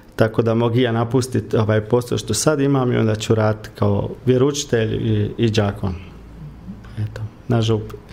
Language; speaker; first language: Croatian; early bilingual, heritage; Croatian